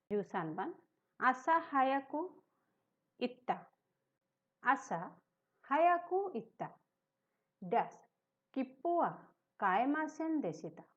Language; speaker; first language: Japanese; non-native, fluent; Hindi